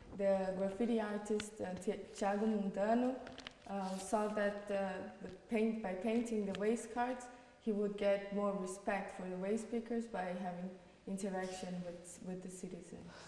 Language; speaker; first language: English; non-native, fluent; Portuguese